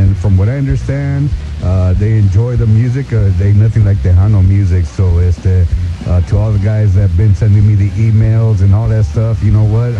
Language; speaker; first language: English; early bilingual, other home language; Spanish